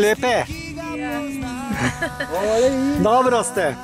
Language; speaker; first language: Slovenian; native; Slovenian